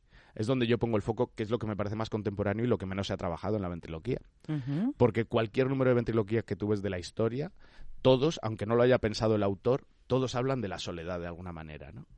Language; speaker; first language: Spanish; native; Spanish